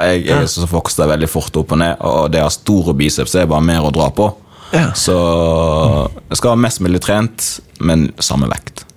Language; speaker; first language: Norwegian; early bilingual, other home language; Swahili